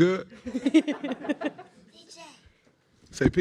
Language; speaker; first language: English; native; English